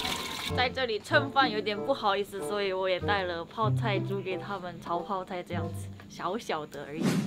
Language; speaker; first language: Chinese; non-native, fluent; Korean